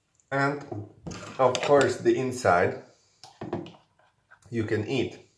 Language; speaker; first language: English; non-native, fluent; Polish